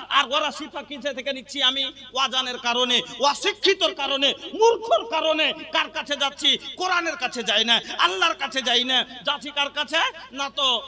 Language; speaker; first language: Bangla; native; Bangla